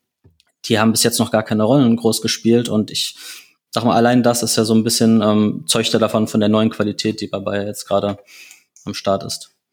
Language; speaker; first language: German; native; German